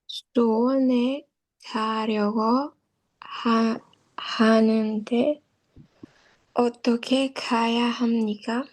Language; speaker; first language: Korean; non-native, learner; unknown